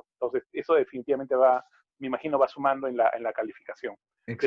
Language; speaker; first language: Spanish; native; Spanish